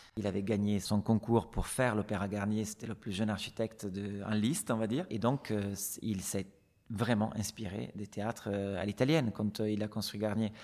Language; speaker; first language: French; non-native, fluent; Italian